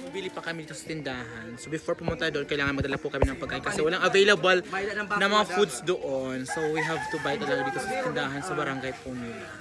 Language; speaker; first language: Filipino; non-native, local second language; Waray